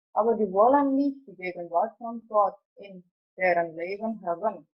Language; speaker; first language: German; non-native, fluent; Indonesian